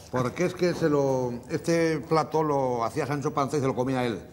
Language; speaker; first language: Spanish; native; Spanish